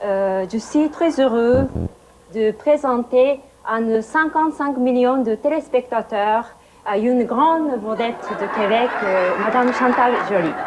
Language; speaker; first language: French; non-native, fluent; Japanese